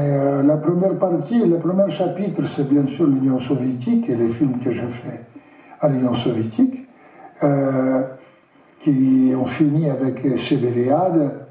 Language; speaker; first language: French; non-native, learner; Russian